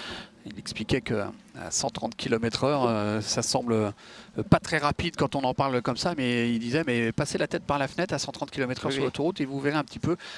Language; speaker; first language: French; native; French